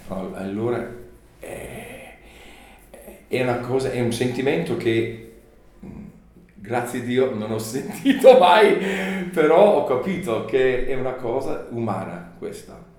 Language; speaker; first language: Italian; non-native, learner; English